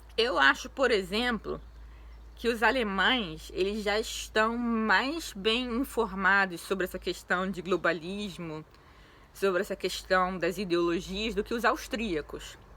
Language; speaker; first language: Portuguese; native; Portuguese